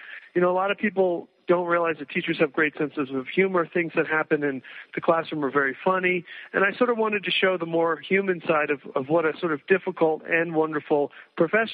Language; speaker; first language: English; native; English